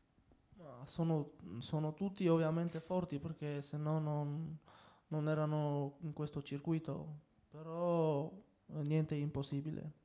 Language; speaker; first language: Italian; non-native, fluent; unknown